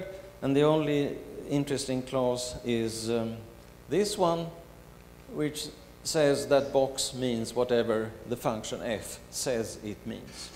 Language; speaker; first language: English; non-native, fluent; Swedish